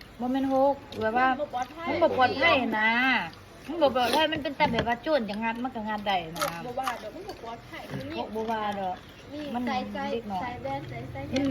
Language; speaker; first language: Thai; non-native, local second language; Lao